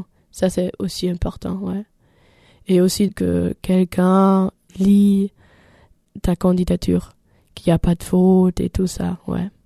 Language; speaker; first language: French; non-native, learner; German